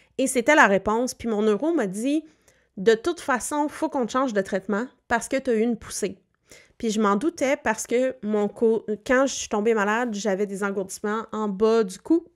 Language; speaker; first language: French; native; French